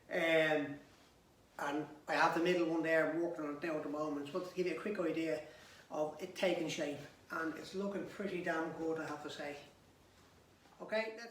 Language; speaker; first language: English; native; English